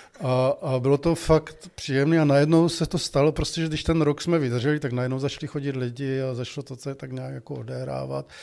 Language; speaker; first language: Czech; native; Czech